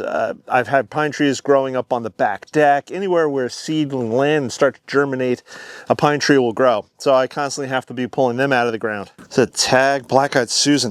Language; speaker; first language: English; native; English